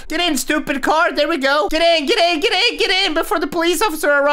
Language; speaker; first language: English; native; English